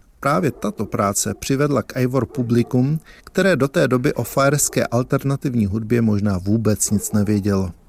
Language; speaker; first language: Czech; native; Czech